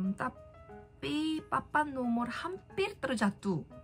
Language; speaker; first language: Indonesian; non-native, learner; Korean